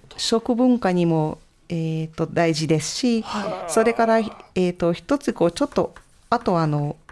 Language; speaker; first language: Japanese; non-native, fluent; Hungarian